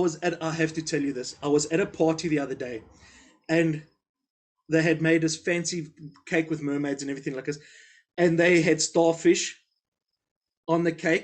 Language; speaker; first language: English; native; English